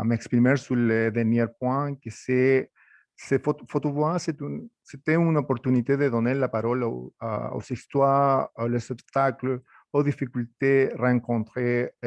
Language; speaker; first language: French; non-native, fluent; Spanish